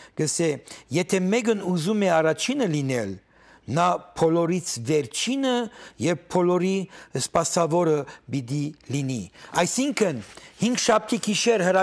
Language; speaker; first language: Armenian; early bilingual, heritage; Armenian